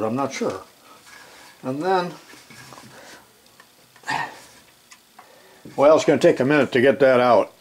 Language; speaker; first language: English; native; English